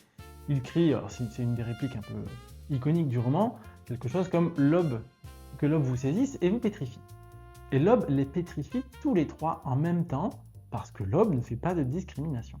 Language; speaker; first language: French; native; French